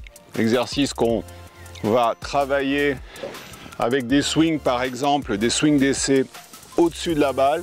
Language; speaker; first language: French; native; French